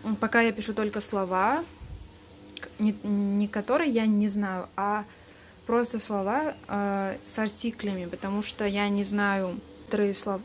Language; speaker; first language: Russian; non-native, local second language; Uzbek